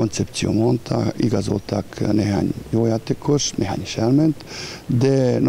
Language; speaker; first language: Hungarian; non-native, fluent; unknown